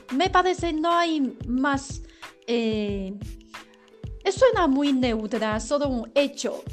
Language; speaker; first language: Spanish; non-native, learner; Chinese